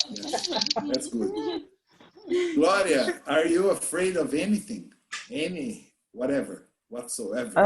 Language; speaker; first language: English; non-native, fluent; Portuguese